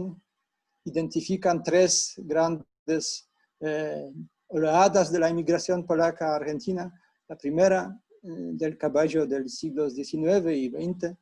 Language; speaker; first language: Spanish; non-native, fluent; Polish